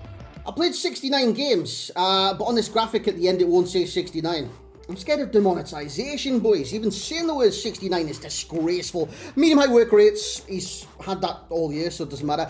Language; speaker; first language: English; native; English